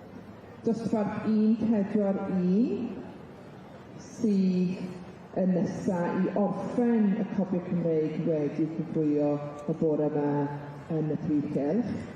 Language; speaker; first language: Welsh; non-native, learner; English